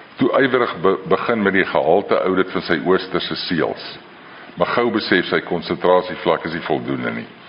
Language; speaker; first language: Afrikaans; native; Afrikaans